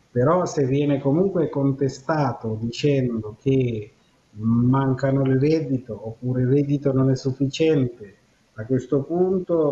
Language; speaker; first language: Italian; non-native, fluent; Bangla